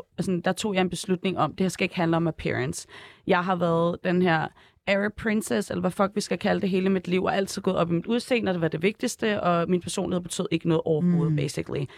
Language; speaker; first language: Danish; early bilingual, other home language; Arabic